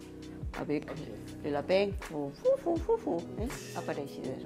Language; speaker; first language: French; non-native, learner; Catalan